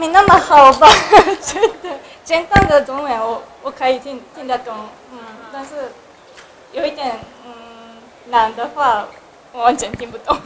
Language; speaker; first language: Chinese; non-native, learner; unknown